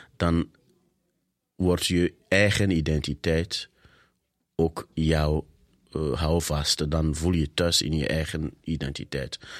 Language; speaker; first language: Dutch; non-native, fluent; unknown